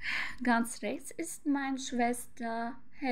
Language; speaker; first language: German; non-native, learner; Turkish